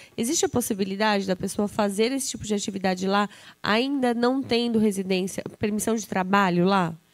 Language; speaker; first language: Portuguese; native; Portuguese